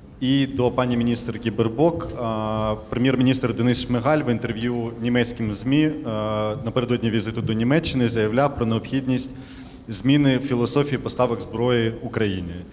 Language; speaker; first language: Ukrainian; native; Ukrainian